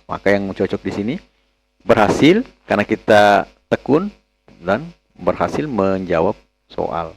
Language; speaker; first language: Indonesian; native; Indonesian